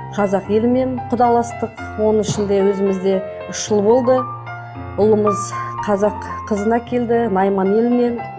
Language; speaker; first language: Kazakh; native; Kazakh